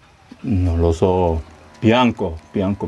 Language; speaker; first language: Italian; non-native, learner; Korean